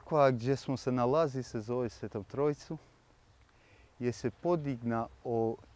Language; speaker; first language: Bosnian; early bilingual, heritage; Serbian